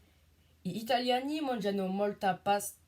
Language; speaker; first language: Italian; non-native, learner; French